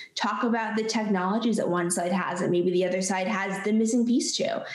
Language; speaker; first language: English; native; English